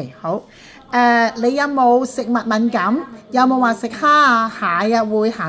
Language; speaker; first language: Cantonese; native; Cantonese